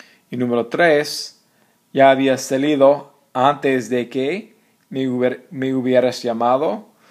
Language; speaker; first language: Spanish; non-native, fluent; English